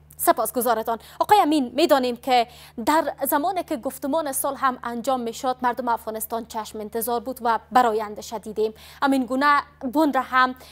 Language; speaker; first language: Persian; native; Persian